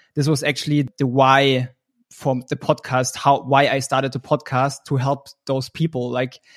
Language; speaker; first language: English; non-native, fluent; German